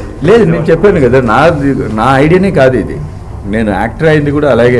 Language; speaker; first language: Telugu; non-native, local second language; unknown